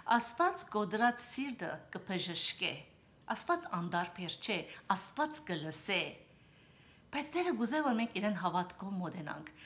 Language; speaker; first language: Armenian; early bilingual, heritage; Armenian